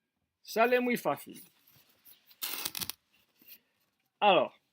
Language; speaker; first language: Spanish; non-native, fluent; French